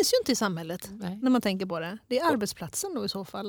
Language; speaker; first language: Swedish; native; Swedish